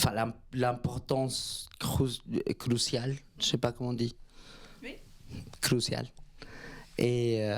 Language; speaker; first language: French; non-native, fluent; Spanish